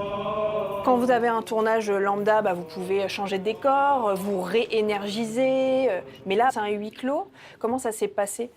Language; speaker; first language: French; native; French